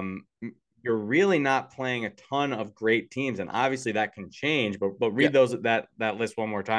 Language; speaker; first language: English; native; English